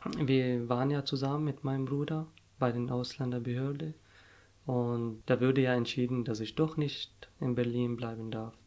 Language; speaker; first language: German; non-native, fluent; Arabic